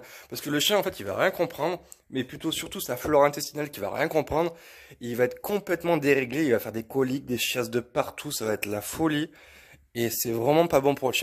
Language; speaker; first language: French; native; French